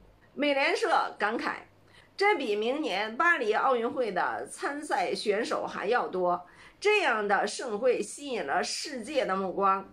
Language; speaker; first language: Chinese; native; Chinese